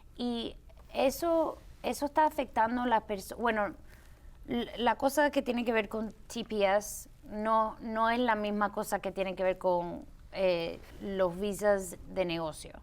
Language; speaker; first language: Spanish; early bilingual, heritage; Spanish